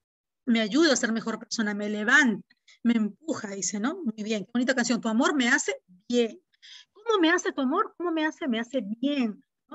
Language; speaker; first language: Spanish; native; Spanish